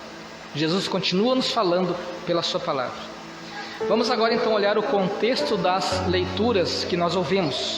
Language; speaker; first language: Portuguese; native; Portuguese